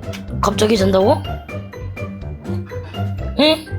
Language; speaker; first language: Korean; native; Korean